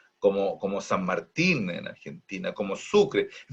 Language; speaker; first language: Spanish; native; Spanish